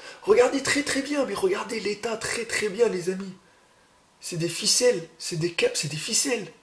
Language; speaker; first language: French; native; French